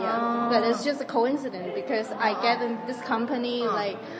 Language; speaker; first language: English; non-native, fluent; Cantonese